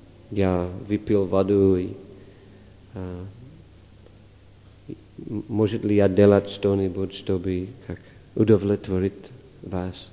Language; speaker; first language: Russian; non-native, fluent; English